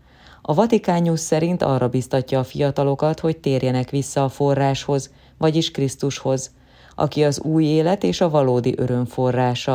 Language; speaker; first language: Hungarian; native; Hungarian